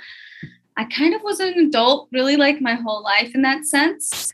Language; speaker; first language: English; native; English